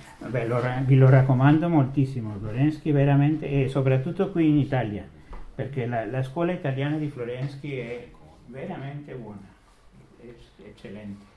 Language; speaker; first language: Italian; non-native, fluent; Spanish